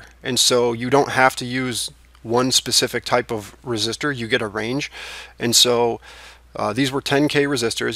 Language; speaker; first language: English; native; English